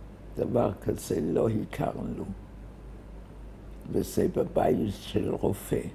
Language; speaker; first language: Hebrew; early bilingual, other home language; German